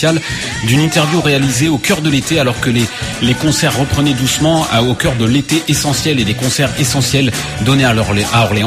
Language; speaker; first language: French; native; French